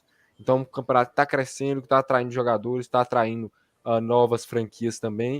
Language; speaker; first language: Portuguese; native; Portuguese